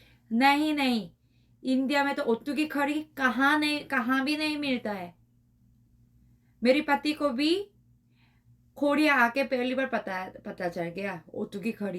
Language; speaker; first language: Hindi; non-native, learner; Korean